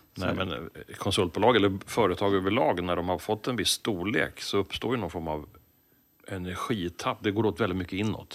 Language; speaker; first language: Swedish; native; Swedish